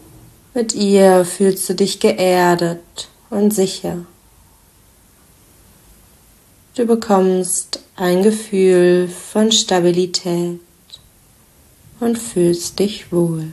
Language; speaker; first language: German; native; German